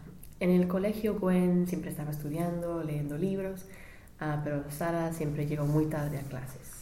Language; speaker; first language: Spanish; non-native, learner; English